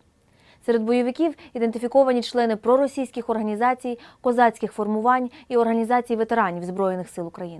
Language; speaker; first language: Ukrainian; native; Ukrainian